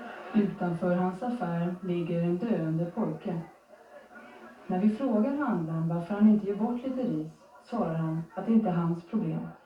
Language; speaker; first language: Swedish; native; Swedish